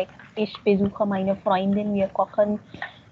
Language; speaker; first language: German; non-native, learner; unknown